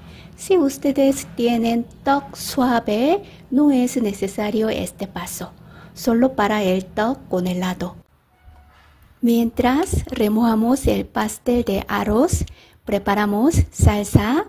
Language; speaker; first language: Spanish; non-native, fluent; Korean